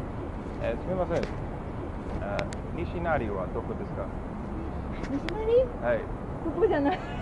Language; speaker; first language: Japanese; non-native, learner; English